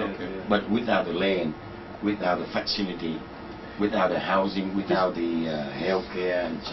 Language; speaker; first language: English; non-native, learner; Vietnamese